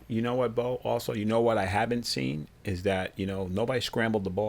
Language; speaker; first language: English; native; English